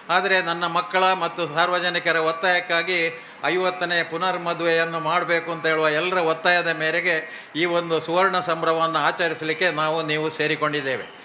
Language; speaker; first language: Kannada; non-native, local second language; Tulu